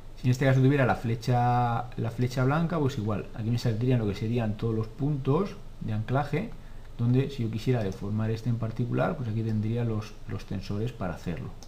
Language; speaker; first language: Spanish; native; Spanish